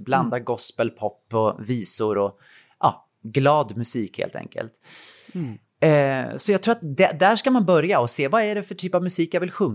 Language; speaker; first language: Swedish; native; Swedish